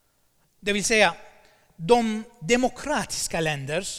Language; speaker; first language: Swedish; non-native, fluent; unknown